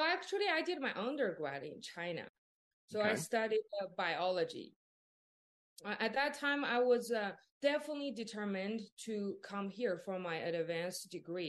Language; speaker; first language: English; non-native, fluent; Chinese